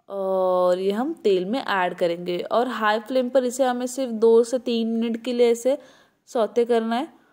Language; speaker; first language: Hindi; native; Hindi